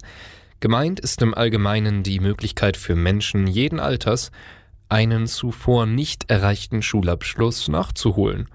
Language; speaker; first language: German; native; German